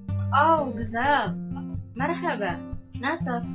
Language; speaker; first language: Turkish; non-native, learner; Indonesian